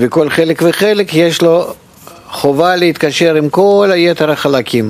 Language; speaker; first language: Hebrew; non-native, fluent; Russian